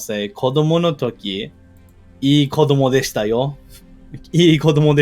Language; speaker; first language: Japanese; non-native, learner; English